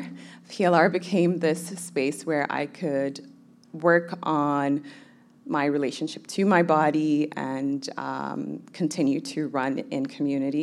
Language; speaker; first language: English; non-native, local second language; Somali